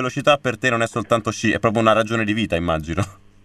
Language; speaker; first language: Italian; native; Italian